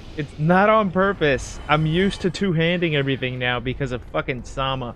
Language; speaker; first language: English; native; English